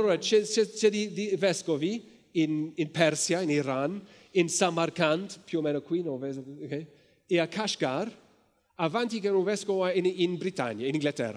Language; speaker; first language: Italian; non-native, learner; English